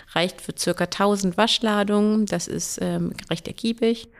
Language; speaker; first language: German; native; German